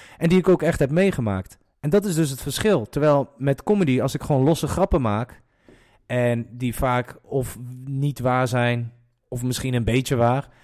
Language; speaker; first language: Dutch; early bilingual, other home language; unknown